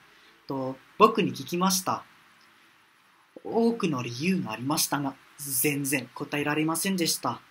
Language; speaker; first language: Japanese; non-native, fluent; Malay